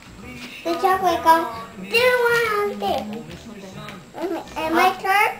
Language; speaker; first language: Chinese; early bilingual, heritage; Chinese